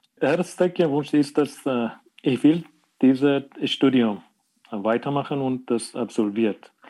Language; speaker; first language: German; non-native, learner; Persian